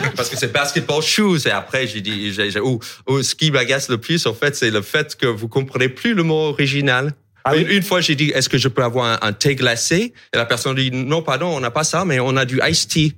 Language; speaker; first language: French; non-native, fluent; English